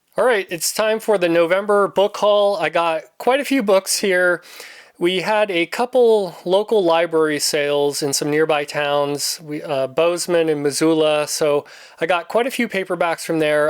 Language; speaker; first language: English; native; English